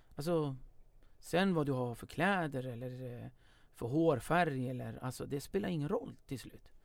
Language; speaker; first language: Swedish; early bilingual, other home language; Kurdish